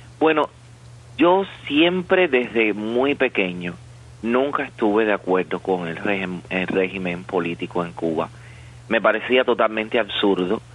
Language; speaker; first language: Spanish; native; Spanish